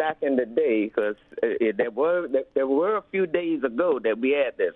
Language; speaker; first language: English; native; English